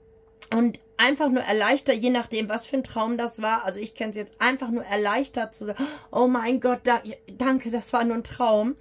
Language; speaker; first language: German; native; German